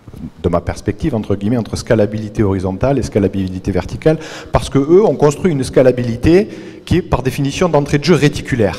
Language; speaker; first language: French; native; French